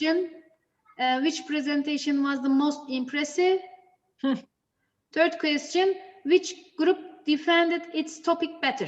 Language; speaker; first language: English; non-native, fluent; Turkish